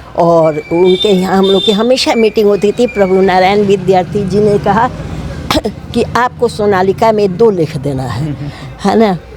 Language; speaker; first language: Hindi; non-native, local second language; Bangla